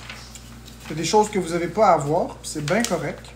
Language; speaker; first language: French; native; French